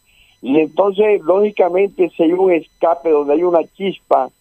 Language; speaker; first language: Spanish; native; Spanish